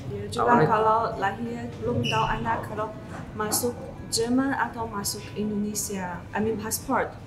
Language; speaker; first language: Indonesian; non-native, learner; Chinese